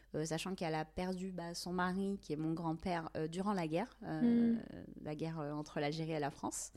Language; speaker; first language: French; non-native, local second language; Kabyle